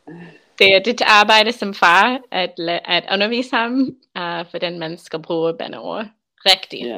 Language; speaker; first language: Danish; non-native, learner; English